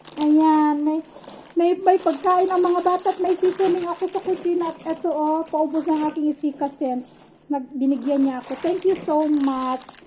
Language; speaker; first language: Filipino; native; Filipino